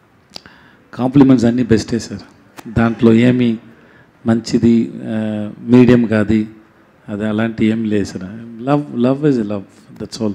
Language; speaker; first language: Telugu; non-native, local second language; Tamil